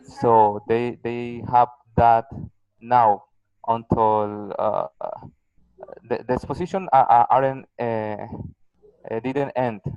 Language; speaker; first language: English; non-native, learner; Spanish